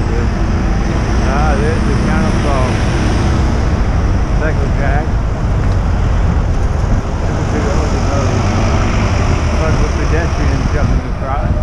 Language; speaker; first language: English; native; English